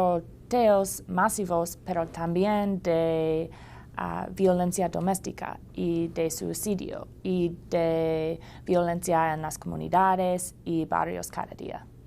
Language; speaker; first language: Spanish; non-native, learner; English